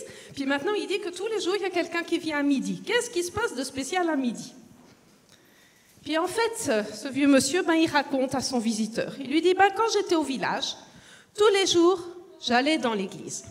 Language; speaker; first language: French; native; French